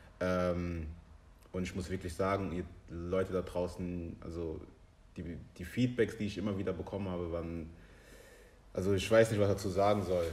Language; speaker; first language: German; early bilingual, other home language; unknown